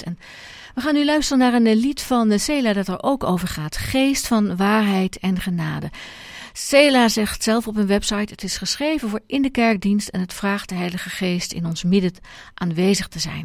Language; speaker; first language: Dutch; native; Dutch